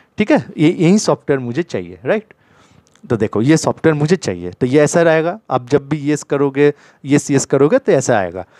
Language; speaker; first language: Hindi; non-native, local second language; Bangla